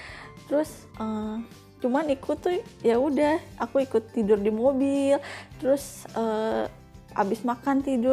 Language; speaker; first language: Indonesian; native; Indonesian